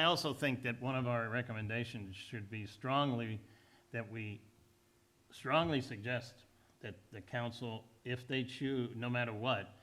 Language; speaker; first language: English; native; English